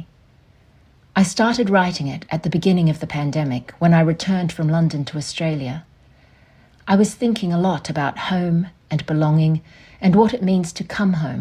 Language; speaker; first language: English; native; English